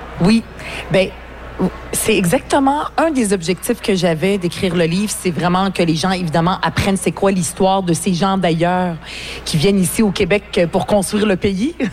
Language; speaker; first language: French; early bilingual, other home language; Arabic